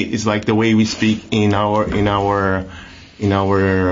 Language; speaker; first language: English; non-native, fluent; Portuguese